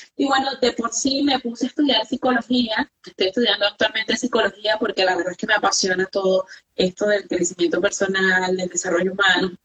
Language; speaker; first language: Spanish; native; Spanish